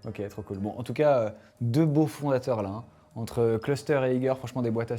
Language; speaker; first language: French; native; French